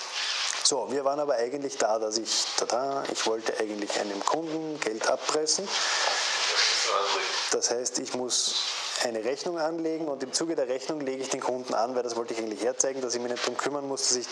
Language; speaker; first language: German; native; German